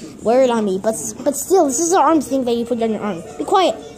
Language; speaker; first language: English; native; English